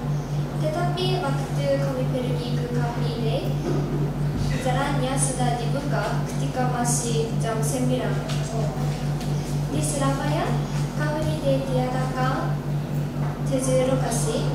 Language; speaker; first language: Indonesian; non-native, learner; Japanese